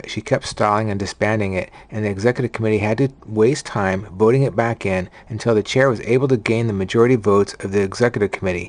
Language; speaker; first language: English; native; English